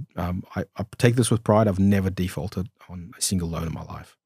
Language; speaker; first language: English; early bilingual, other home language; Romanian